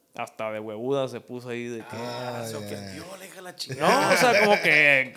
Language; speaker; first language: Spanish; early bilingual, heritage; Spanish